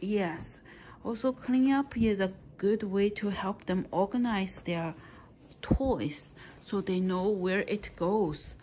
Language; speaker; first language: English; non-native, fluent; Chinese